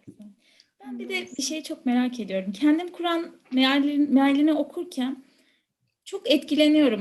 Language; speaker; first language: Turkish; native; Turkish